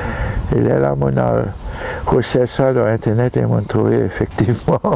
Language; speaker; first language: French; non-native, local second language; Morisyen